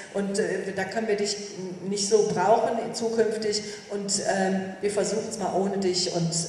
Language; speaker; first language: German; native; German